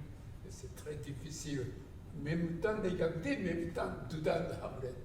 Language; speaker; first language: French; non-native, learner; Japanese